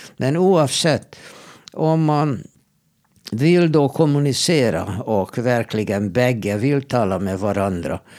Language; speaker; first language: Swedish; non-native, fluent; Hebrew